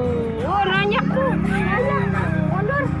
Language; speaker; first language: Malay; non-native, local second language; Sundanese